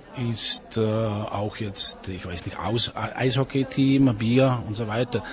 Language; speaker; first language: German; non-native, learner; Czech